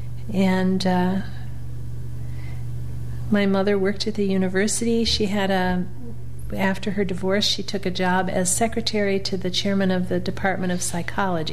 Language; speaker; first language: English; native; English